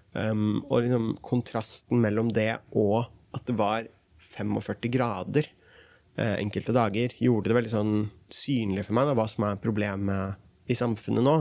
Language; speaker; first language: Norwegian; early bilingual, other home language; Kurdish